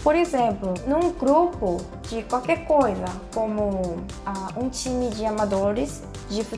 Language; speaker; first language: Portuguese; non-native, fluent; Korean